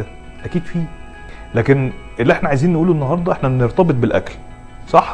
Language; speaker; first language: Arabic; native; Arabic